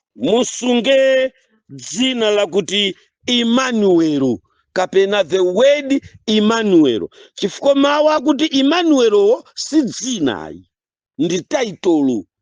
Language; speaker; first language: Nyanja; non-native, local second language; Yao